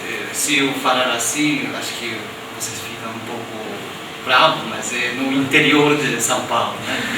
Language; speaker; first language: Portuguese; non-native, fluent; Japanese